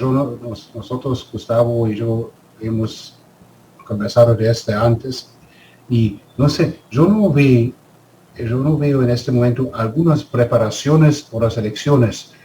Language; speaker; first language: Spanish; non-native, fluent; German